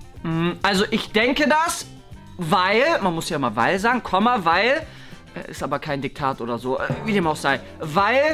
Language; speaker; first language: German; native; German